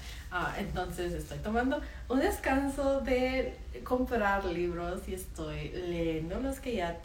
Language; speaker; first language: Spanish; early bilingual, heritage; Spanish